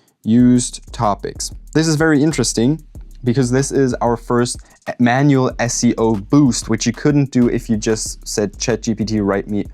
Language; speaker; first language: English; non-native, fluent; German